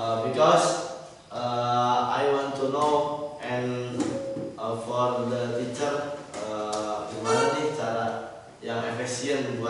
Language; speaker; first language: English; non-native, learner; Indonesian